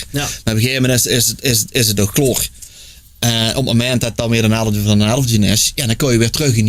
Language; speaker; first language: Dutch; native; Dutch